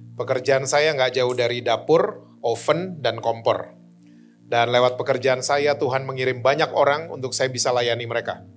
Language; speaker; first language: Indonesian; native; Indonesian